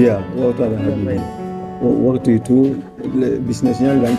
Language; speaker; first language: Indonesian; non-native, learner; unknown